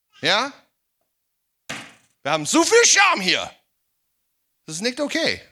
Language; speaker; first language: German; non-native, fluent; English